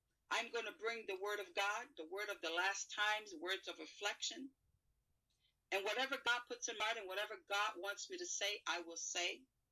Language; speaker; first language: English; non-native, fluent; Spanish